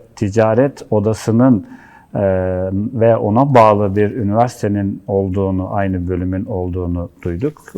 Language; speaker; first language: Turkish; native; Turkish